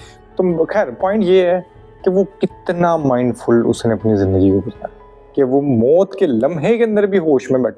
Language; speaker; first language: Hindi; non-native, local second language; Punjabi